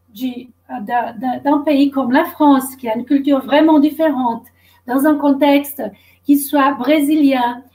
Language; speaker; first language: French; non-native, fluent; Portuguese